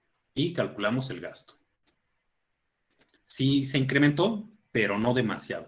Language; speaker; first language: Spanish; native; Spanish